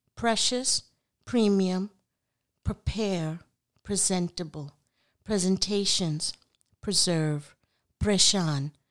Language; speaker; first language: English; non-native, local second language; Urdu